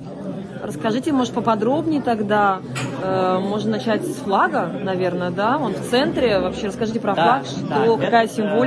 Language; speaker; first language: Russian; non-native, local second language; Ingush